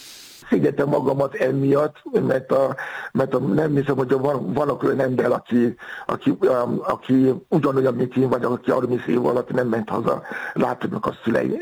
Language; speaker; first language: Hungarian; non-native, fluent; Yoruba